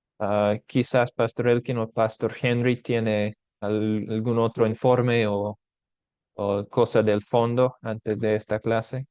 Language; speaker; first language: Spanish; non-native, fluent; English